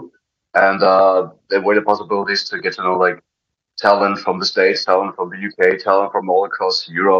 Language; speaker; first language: English; non-native, fluent; German